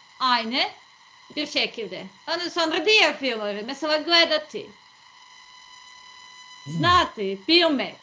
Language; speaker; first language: Turkish; non-native, learner; Serbian